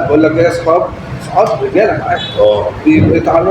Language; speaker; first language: Arabic; native; Arabic